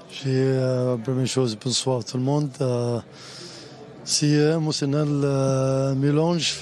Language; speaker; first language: French; non-native, learner; Arabic